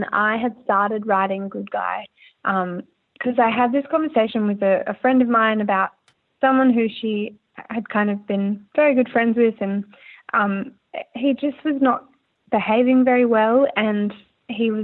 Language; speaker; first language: English; native; English